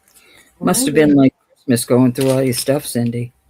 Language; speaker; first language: English; native; English